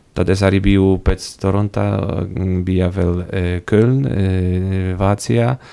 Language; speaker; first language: Latvian; non-native, fluent; Polish